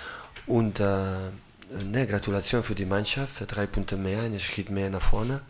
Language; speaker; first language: German; non-native, learner; Catalan